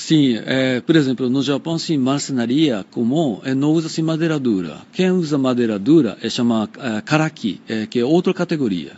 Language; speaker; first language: Portuguese; non-native, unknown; Japanese